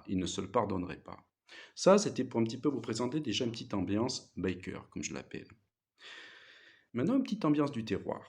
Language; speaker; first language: French; native; French